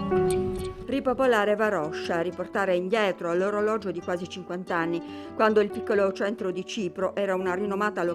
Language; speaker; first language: Italian; native; Italian